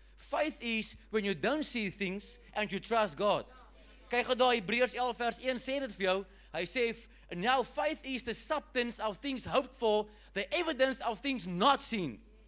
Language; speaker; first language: English; non-native, local second language; Afrikaans